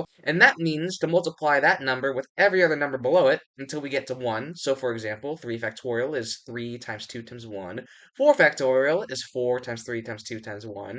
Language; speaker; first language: English; native; English